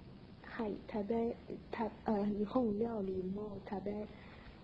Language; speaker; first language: Japanese; non-native, learner; Chinese